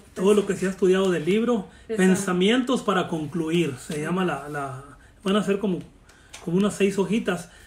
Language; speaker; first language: Spanish; native; Spanish